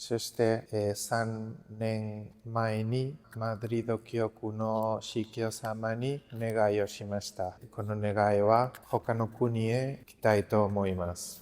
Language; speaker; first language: Japanese; non-native, learner; Spanish